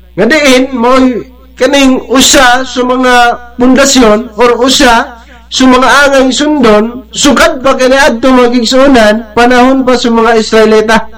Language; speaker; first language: Cebuano; non-native, local second language; Bikol